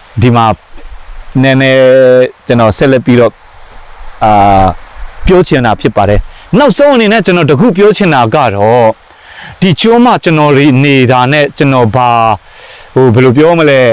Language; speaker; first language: Burmese; non-native, fluent; Mizo